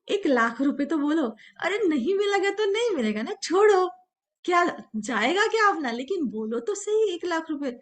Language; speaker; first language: Hindi; non-native, local second language; Marathi